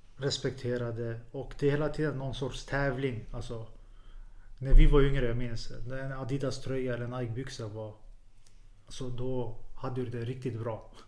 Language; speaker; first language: Swedish; early bilingual, other home language; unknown